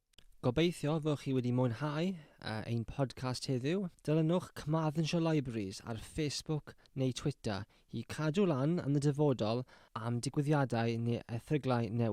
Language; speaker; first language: Welsh; non-native, local second language; English